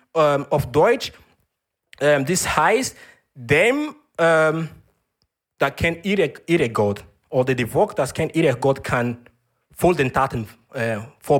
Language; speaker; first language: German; non-native, learner; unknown